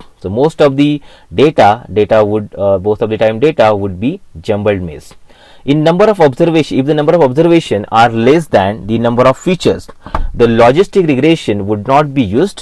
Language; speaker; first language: English; non-native, local second language; Marathi